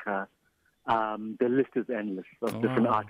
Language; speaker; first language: English; non-native, local second language; Xhosa